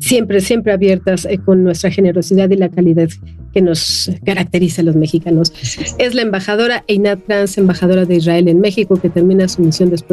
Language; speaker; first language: Spanish; native; Spanish